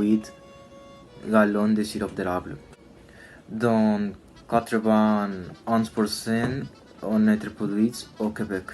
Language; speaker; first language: French; non-native, learner; Spanish